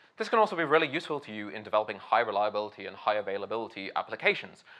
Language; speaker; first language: English; native; English